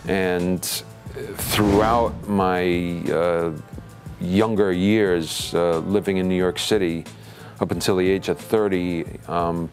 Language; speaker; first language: English; native; English